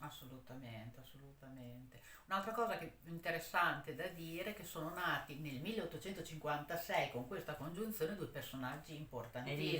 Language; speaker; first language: Italian; native; Italian